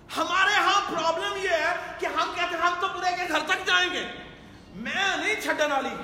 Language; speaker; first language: Urdu; non-native, local second language; Punjabi